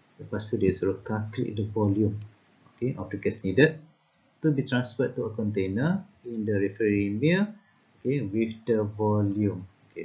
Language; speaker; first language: English; non-native, local second language; Malay